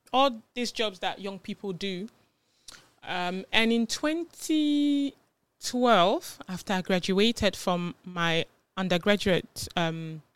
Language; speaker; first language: English; non-native, fluent; French